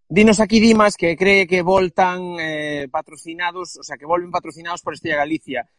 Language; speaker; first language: Galician; non-native, local second language; Spanish